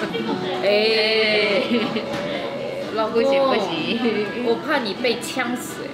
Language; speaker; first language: Chinese; non-native, fluent; Korean